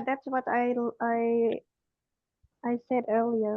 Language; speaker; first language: English; non-native, learner; Indonesian